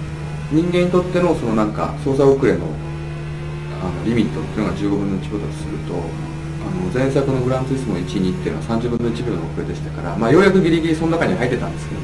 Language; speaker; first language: Japanese; native; Japanese